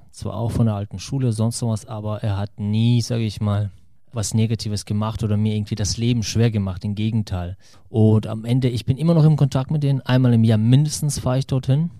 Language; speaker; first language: German; non-native, fluent; Russian